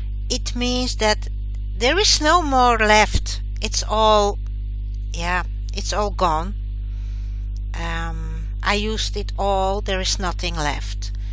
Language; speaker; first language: English; non-native, fluent; Dutch